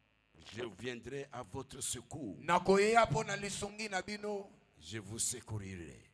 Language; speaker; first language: French; non-native, local second language; Lingala